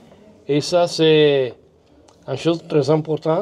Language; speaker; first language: French; non-native, fluent; Italian